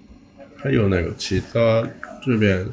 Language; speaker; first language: Chinese; non-native, learner; Japanese